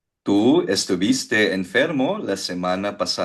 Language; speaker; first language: Spanish; non-native, fluent; Filipino